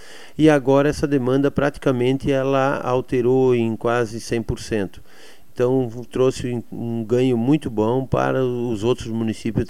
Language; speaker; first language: Portuguese; native; Portuguese